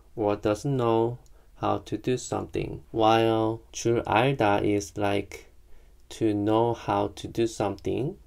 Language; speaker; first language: English; non-native, fluent; Korean